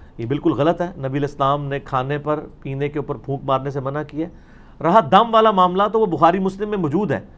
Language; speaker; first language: Urdu; native; Urdu